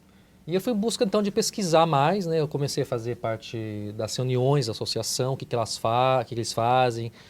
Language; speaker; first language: Portuguese; native; Portuguese